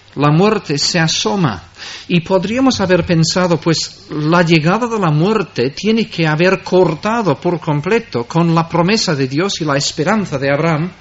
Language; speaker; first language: Spanish; non-native, fluent; English